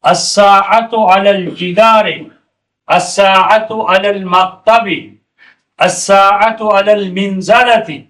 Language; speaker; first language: Arabic; non-native, fluent; Urdu